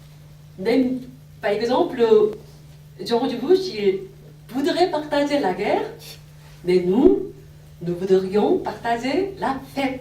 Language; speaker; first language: French; non-native, fluent; Korean